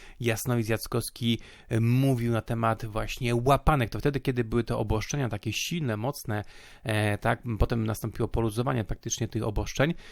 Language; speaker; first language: Polish; native; Polish